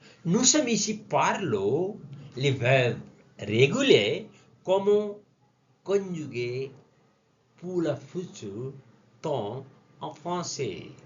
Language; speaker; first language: French; non-native, learner; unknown